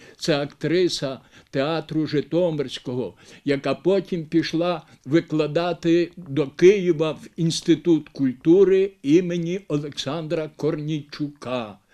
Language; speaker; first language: Ukrainian; native; Ukrainian